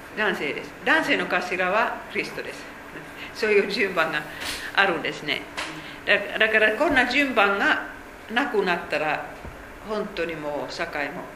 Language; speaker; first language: Japanese; non-native, fluent; Finnish